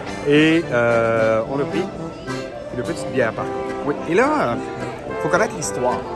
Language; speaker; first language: French; native; French